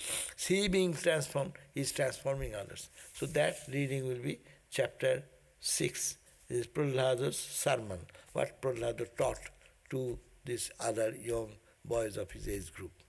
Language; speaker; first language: English; non-native, local second language; Bangla